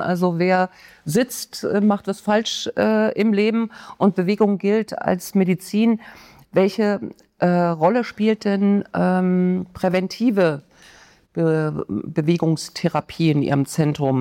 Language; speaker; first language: German; native; German